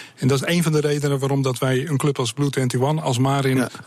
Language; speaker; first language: Dutch; native; Dutch